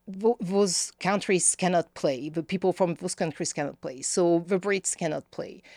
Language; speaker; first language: English; non-native, fluent; French